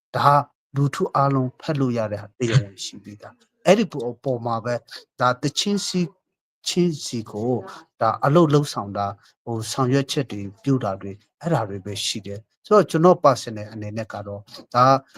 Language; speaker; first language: Burmese; non-native, local second language; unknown